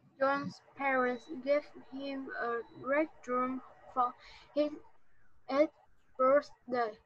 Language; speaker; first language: English; non-native, learner; Vietnamese